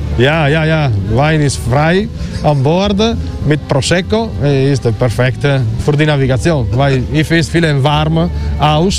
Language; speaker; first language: German; non-native, learner; Italian